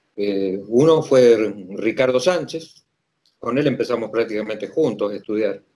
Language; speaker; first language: Spanish; native; Spanish